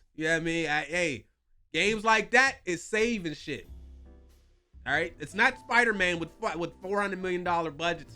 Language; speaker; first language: English; native; English